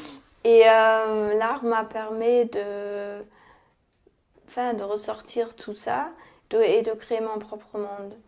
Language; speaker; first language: French; non-native, fluent; German